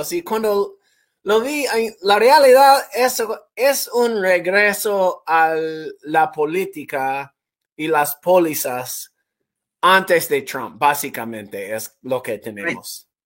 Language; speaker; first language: Spanish; non-native, fluent; English